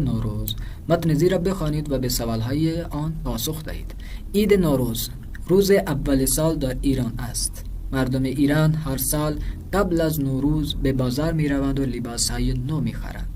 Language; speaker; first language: Persian; non-native, fluent; Urdu